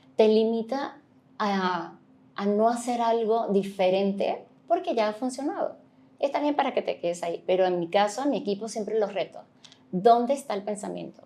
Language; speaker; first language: Spanish; native; Spanish